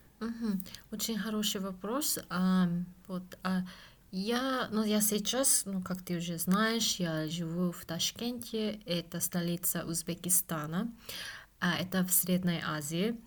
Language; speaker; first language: Russian; non-native, fluent; Japanese